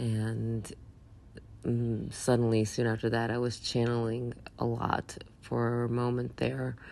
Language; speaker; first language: English; native; English